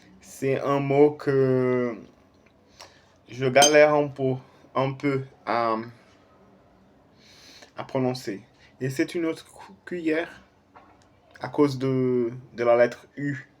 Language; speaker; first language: French; non-native, fluent; Portuguese